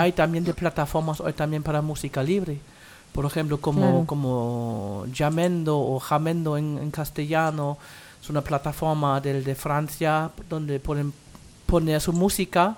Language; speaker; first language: Spanish; non-native, fluent; German